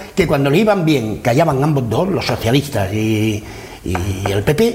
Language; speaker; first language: Spanish; non-native, local second language; Catalan